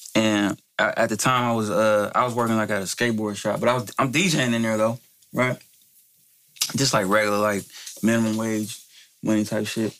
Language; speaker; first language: English; native; English